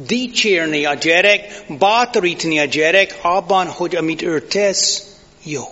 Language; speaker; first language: Hungarian; non-native, fluent; English